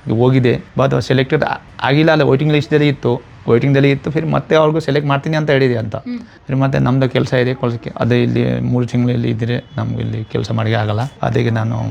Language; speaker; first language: Kannada; non-native, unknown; Nepali